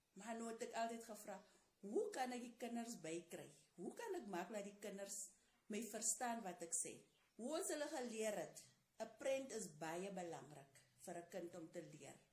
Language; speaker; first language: Afrikaans; non-native, local second language; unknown